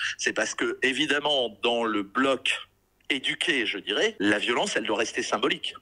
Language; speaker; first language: French; native; French